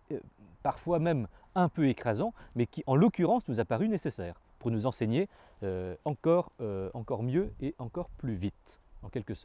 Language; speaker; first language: French; native; French